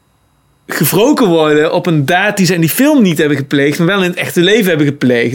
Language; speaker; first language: Dutch; native; Dutch